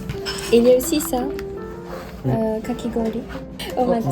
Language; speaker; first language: French; non-native, fluent; Japanese